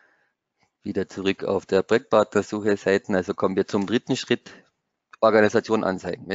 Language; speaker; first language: German; native; German